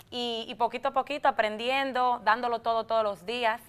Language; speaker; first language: Spanish; native; Spanish